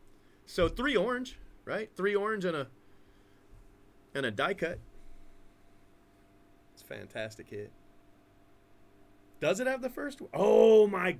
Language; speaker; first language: English; native; English